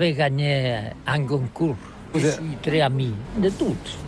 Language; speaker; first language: French; non-native, learner; Catalan